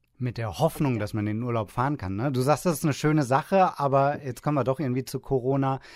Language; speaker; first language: German; native; German